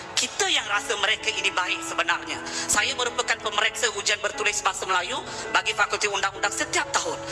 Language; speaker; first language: Malay; non-native, local second language; Tamil